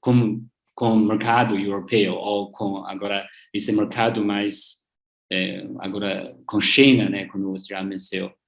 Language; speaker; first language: Portuguese; non-native, learner; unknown